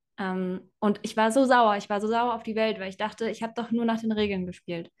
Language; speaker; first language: German; native; German